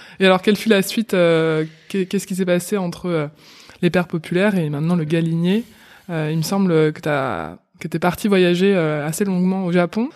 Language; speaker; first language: French; native; French